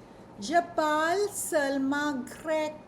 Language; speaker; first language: French; non-native, fluent; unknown